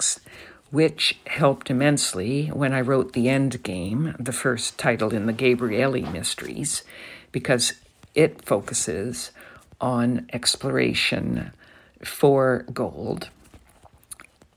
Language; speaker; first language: English; native; English